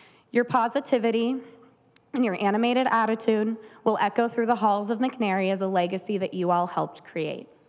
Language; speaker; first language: English; native; English